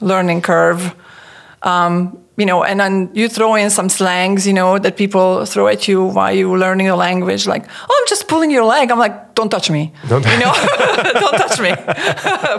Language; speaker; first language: English; non-native, fluent; Hungarian